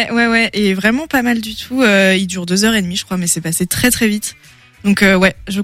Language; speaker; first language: French; native; French